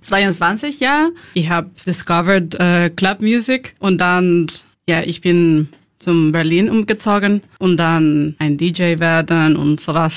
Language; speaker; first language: German; non-native, learner; Spanish